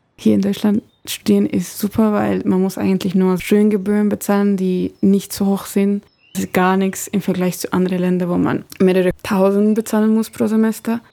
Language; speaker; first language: German; non-native, fluent; Spanish